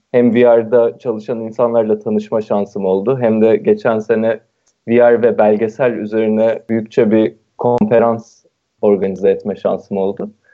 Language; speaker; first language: Turkish; native; Turkish